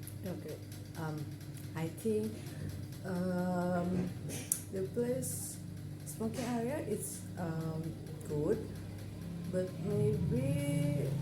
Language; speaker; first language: English; non-native, learner; Indonesian